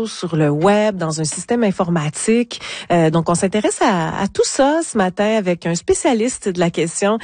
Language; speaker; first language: French; native; French